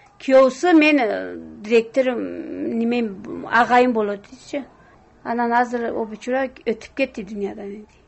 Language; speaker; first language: Kyrgyz; non-native, local second language; Tajik